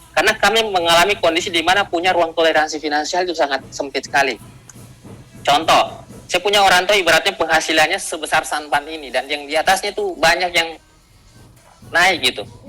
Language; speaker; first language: Indonesian; non-native, local second language; Buginese